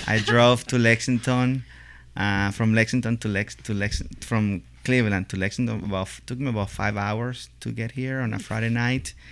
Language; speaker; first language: English; non-native, fluent; Spanish